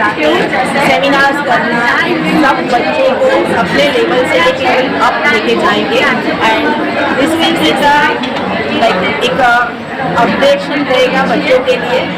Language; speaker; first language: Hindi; non-native, local second language; Gujarati